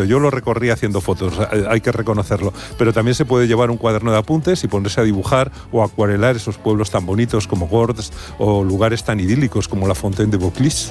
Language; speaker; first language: Spanish; native; Spanish